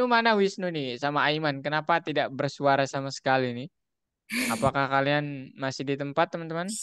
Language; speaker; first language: Indonesian; native; Indonesian